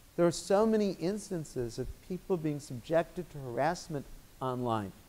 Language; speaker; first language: English; native; English